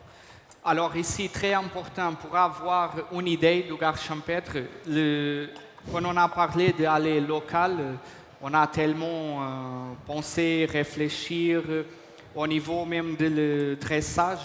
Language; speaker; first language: French; non-native, fluent; Portuguese